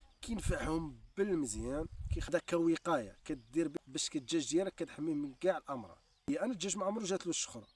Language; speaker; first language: Arabic; native; Arabic